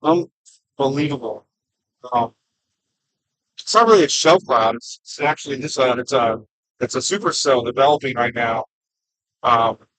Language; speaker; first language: English; native; English